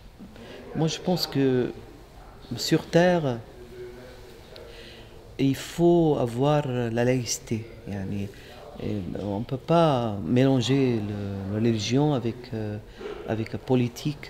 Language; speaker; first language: French; non-native, local second language; Arabic